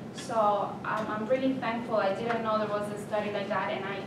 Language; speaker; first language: English; early bilingual, other home language; Spanish